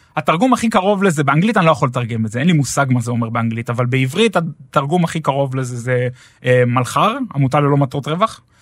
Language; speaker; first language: Hebrew; native; Hebrew